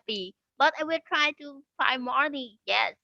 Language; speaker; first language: English; non-native, learner; Vietnamese